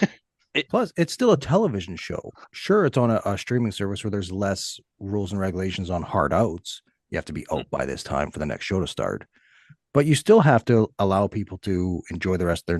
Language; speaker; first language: English; native; English